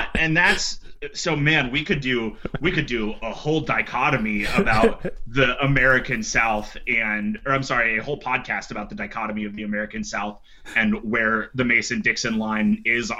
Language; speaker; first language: English; native; English